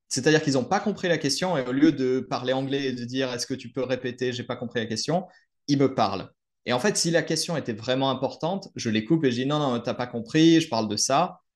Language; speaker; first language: French; native; French